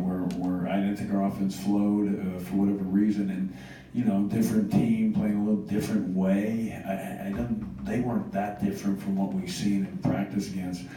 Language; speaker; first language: English; native; English